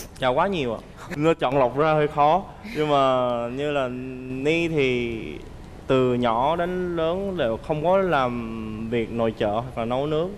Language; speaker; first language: Vietnamese; early bilingual, other home language; Korean